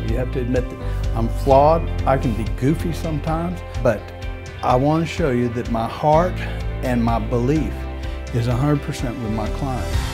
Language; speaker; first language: English; native; English